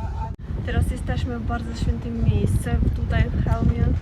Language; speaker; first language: Polish; non-native, learner; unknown